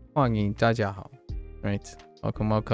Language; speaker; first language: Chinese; non-native, learner; English